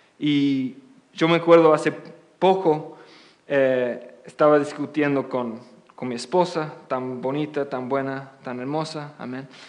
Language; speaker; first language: Spanish; non-native, fluent; English